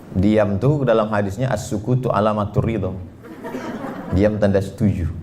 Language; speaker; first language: Indonesian; native; Indonesian